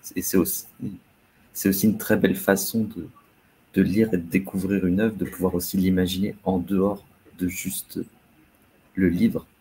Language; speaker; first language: French; native; French